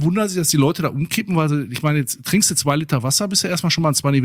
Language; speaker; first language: German; native; German